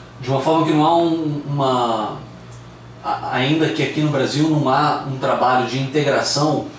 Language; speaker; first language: Portuguese; native; Portuguese